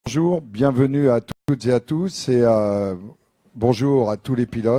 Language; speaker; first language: French; native; French